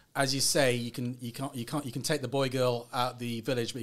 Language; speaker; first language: English; native; English